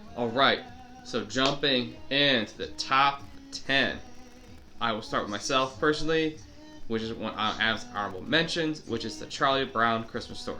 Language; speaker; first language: English; native; English